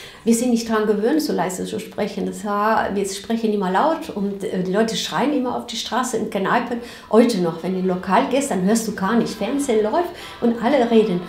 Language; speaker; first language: German; non-native, fluent; Spanish